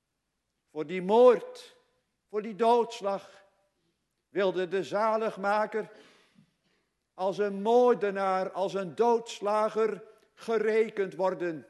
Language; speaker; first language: Dutch; native; Dutch